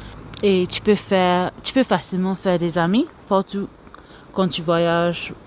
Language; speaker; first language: French; non-native, local second language; Morisyen